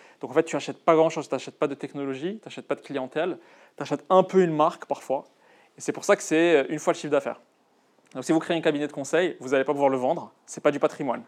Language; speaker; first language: French; non-native, local second language; Arabic